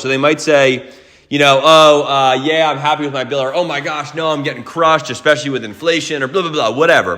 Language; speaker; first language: English; native; English